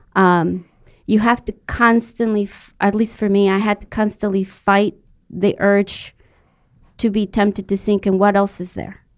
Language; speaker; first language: English; non-native, fluent; Spanish